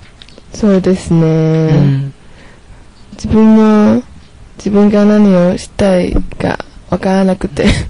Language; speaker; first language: Japanese; non-native, learner; Chinese